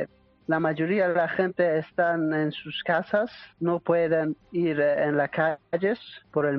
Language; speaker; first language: Spanish; non-native, learner; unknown